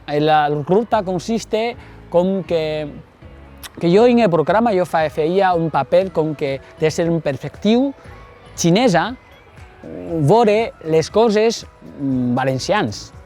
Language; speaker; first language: Catalan; non-native, fluent; Chinese